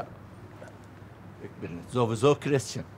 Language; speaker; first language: Dutch; non-native, learner; Arabic